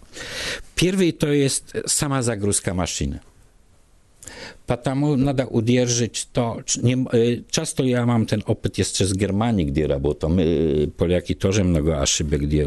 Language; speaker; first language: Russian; non-native, learner; Polish